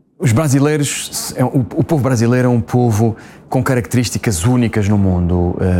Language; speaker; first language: Portuguese; native; Portuguese